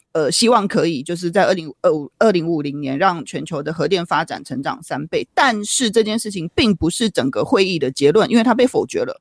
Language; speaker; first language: Chinese; native; Chinese